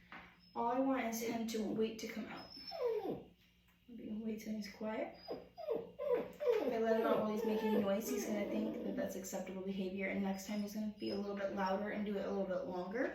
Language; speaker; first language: English; native; English